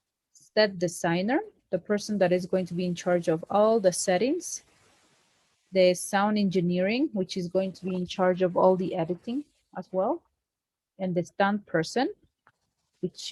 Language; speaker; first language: English; non-native, fluent; Spanish